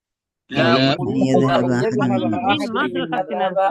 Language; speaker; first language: Arabic; non-native, learner; Bangla